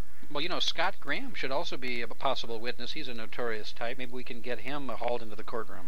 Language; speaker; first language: English; native; English